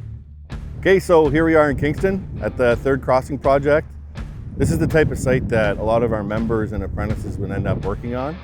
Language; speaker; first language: English; native; English